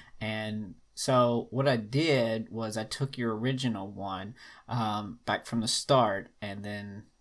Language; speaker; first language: English; native; English